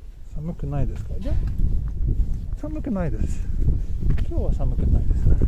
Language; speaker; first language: Japanese; non-native, fluent; Swedish